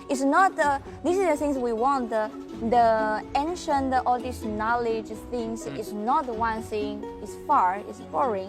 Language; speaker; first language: English; non-native, learner; Chinese